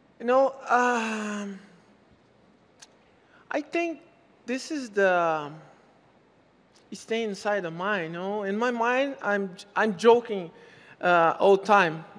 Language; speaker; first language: English; non-native, learner; Portuguese